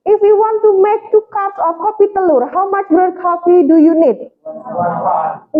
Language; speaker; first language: English; non-native, fluent; Indonesian